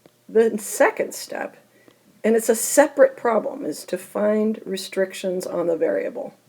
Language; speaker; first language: English; native; English